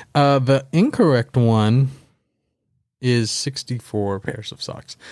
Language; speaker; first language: English; native; English